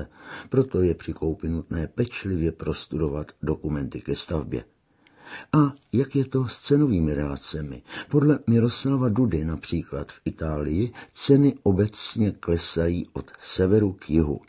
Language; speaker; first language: Czech; native; Czech